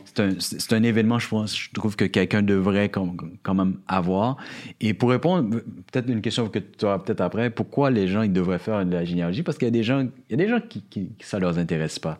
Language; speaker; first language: French; native; French